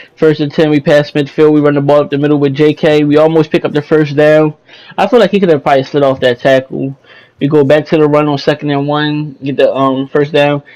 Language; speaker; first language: English; native; English